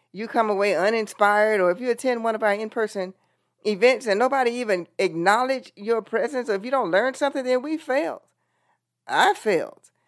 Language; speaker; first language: English; native; English